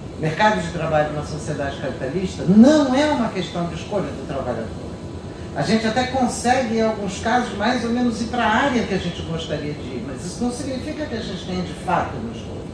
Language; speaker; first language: Portuguese; native; Portuguese